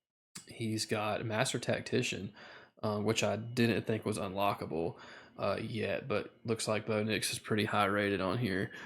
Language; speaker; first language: English; native; English